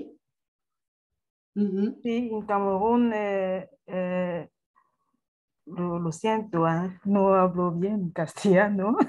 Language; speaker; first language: Spanish; non-native, learner; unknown